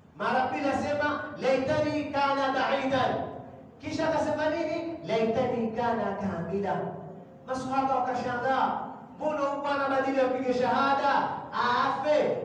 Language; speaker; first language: Swahili; native; Swahili